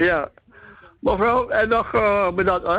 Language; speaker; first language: Dutch; non-native, local second language; Javanese